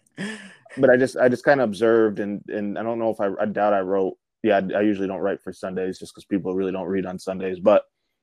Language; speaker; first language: English; native; English